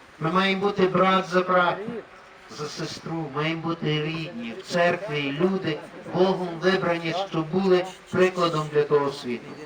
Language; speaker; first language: Ukrainian; native; Ukrainian